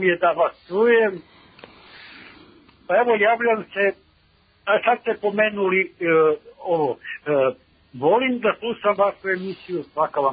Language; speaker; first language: Serbian; native; Serbian